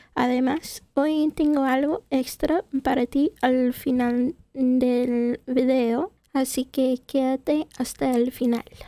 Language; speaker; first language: Spanish; non-native, fluent; English